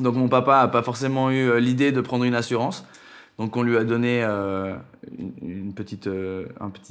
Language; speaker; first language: French; native; French